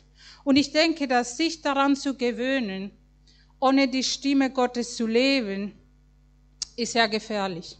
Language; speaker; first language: German; non-native, fluent; Spanish